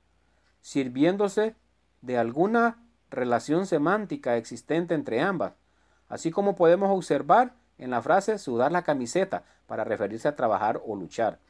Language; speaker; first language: Spanish; native; Spanish